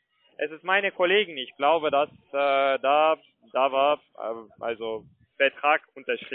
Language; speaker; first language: German; non-native, fluent; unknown